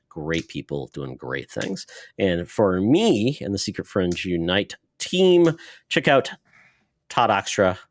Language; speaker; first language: English; native; English